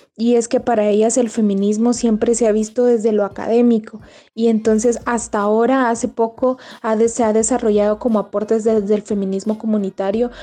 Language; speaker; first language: Spanish; native; Spanish